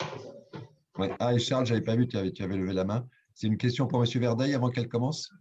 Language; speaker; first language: French; native; French